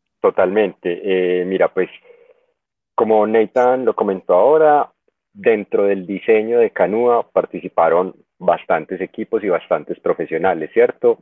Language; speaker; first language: Spanish; native; Spanish